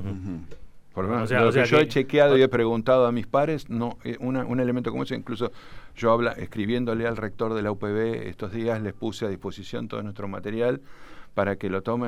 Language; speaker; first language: Spanish; native; Spanish